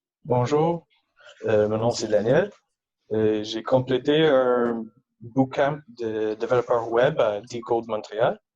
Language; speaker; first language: French; non-native, fluent; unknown